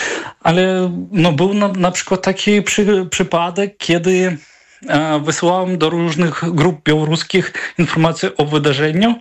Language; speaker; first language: Polish; non-native, fluent; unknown